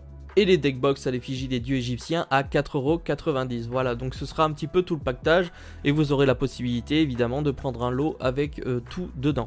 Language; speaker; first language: French; native; French